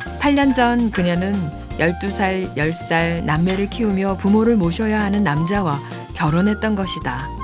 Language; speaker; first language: Korean; native; Korean